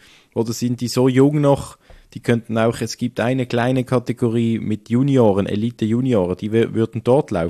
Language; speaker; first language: German; native; German